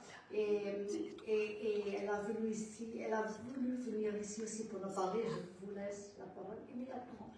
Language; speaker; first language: French; non-native, fluent; Portuguese